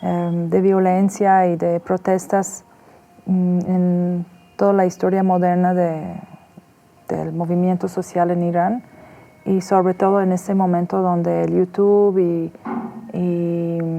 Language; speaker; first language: Spanish; non-native, fluent; Persian